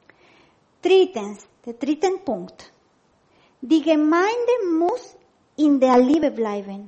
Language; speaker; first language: German; non-native, learner; Spanish